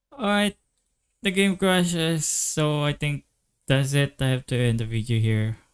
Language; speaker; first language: English; non-native, local second language; Filipino